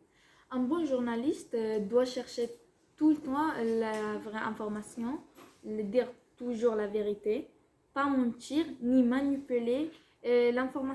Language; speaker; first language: French; non-native, fluent; Spanish